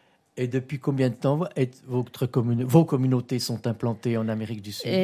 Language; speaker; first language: French; native; French